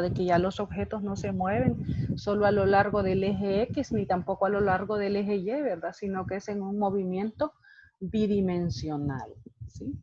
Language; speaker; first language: Spanish; native; Spanish